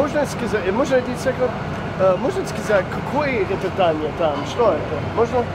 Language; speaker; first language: Russian; non-native, learner; English